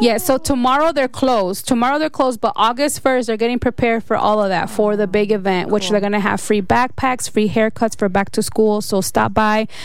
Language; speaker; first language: English; early bilingual, other home language; Spanish